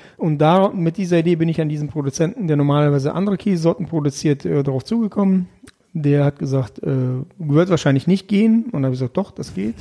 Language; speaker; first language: German; early bilingual, other home language; Russian